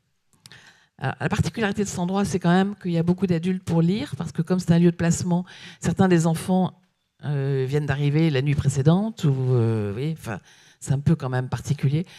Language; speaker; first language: French; native; French